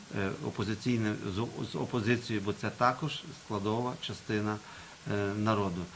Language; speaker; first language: Ukrainian; native; Ukrainian